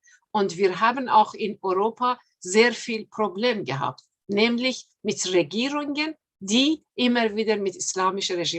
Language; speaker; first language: German; non-native, fluent; Persian